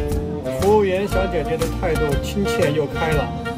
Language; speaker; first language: Chinese; native; Chinese